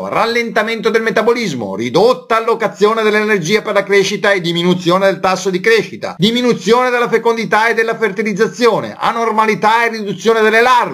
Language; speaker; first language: Italian; native; Italian